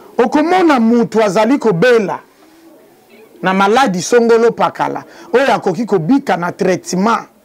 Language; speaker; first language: Lingala; non-native, local second language; Kituba (Democratic Republic of Congo)